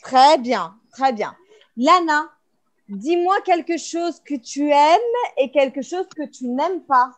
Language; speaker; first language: French; non-native, fluent; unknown